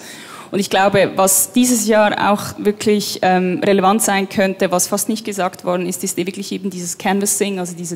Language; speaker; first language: German; native; German